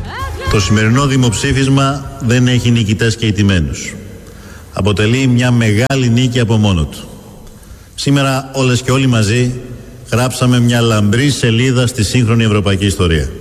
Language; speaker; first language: Greek; native; Greek